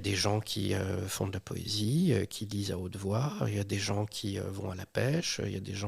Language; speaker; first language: French; native; French